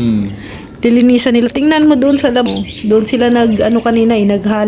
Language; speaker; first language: Filipino; native; Filipino